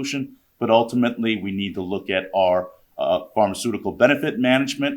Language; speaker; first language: English; native; English